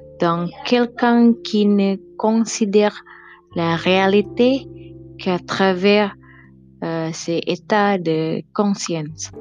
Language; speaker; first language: French; non-native, learner; Indonesian